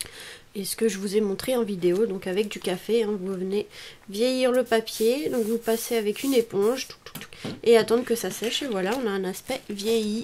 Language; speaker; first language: French; native; French